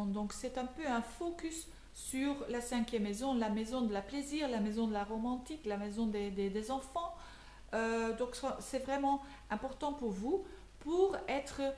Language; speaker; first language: French; non-native, local second language; Dutch